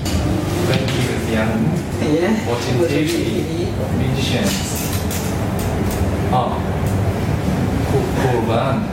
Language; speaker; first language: English; non-native, learner; Japanese